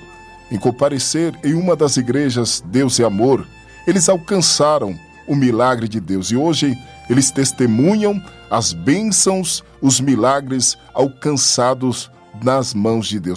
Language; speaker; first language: Portuguese; native; Portuguese